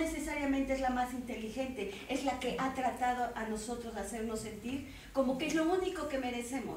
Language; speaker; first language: Spanish; native; Spanish